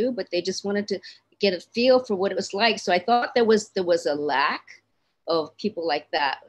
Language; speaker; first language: English; native; English